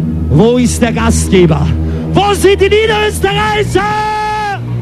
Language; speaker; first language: German; native; German